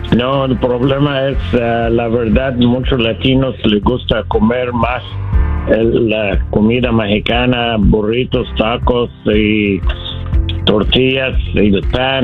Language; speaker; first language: Spanish; non-native, learner; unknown